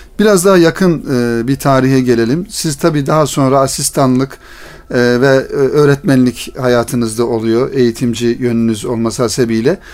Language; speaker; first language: Turkish; native; Turkish